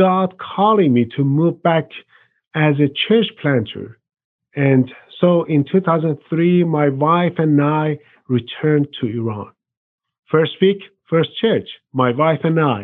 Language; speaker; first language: English; non-native, fluent; Persian